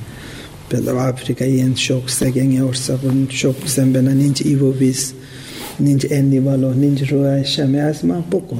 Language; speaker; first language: Hungarian; non-native, learner; Tibetan